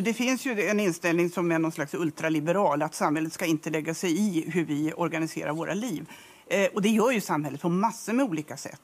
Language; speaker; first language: Swedish; native; Swedish